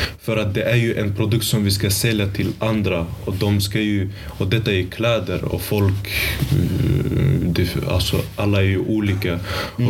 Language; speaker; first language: Swedish; early bilingual, other home language; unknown